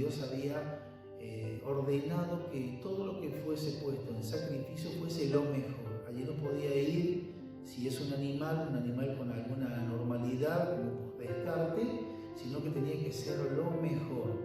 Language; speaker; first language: Spanish; native; Spanish